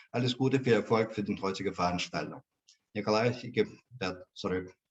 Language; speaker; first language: German; non-native, fluent; Russian